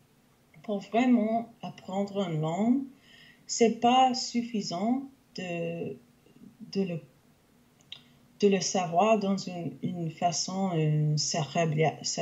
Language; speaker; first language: French; non-native, local second language; English